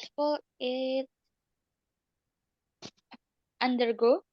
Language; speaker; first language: English; non-native, learner; Indonesian